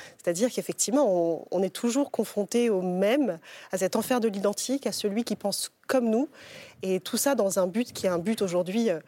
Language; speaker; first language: French; native; French